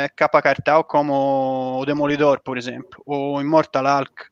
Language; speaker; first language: Portuguese; non-native, learner; Italian